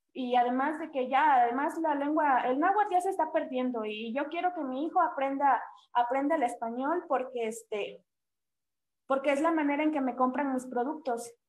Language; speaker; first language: Spanish; non-native, local second language; Nahuatl languages